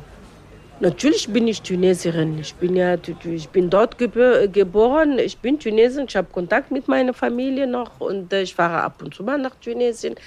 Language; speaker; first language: German; non-native, fluent; Arabic